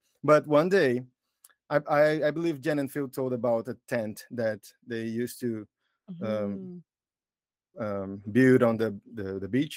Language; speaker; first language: English; non-native, fluent; Portuguese